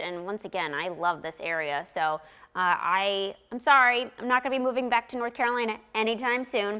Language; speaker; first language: English; native; English